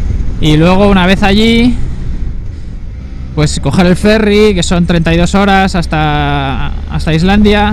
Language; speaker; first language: Spanish; native; Spanish